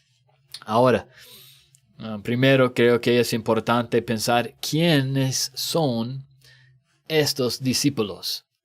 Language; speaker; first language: Spanish; non-native, fluent; English